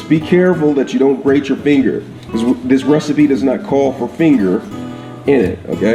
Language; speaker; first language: English; native; English